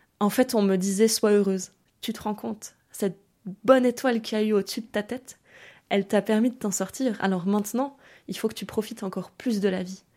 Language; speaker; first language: French; early bilingual, other home language; German